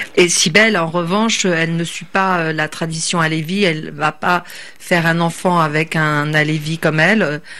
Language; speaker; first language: French; native; French